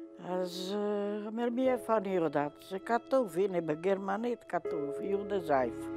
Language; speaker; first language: Hebrew; non-native, learner; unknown